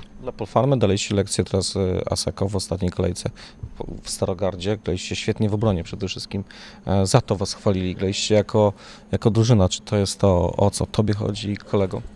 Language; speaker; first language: Polish; native; Polish